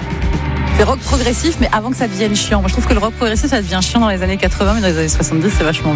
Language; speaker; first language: French; native; French